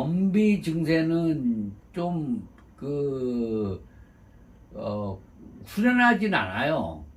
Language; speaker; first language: Korean; native; Korean